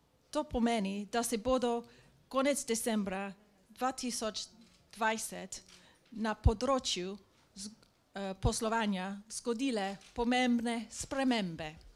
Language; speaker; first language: Slovenian; non-native, learner; English